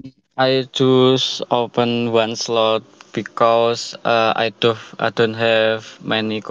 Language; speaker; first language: English; non-native, learner; Indonesian